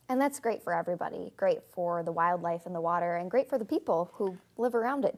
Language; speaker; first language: English; native; English